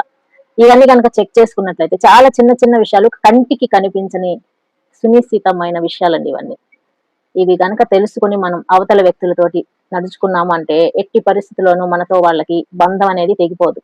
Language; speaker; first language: Telugu; native; Telugu